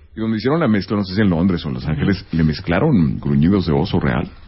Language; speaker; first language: Spanish; native; Spanish